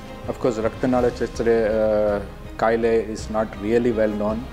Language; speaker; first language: Kannada; native; Kannada